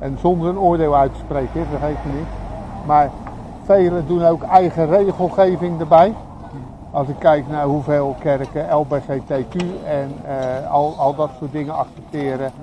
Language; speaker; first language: Dutch; native; Dutch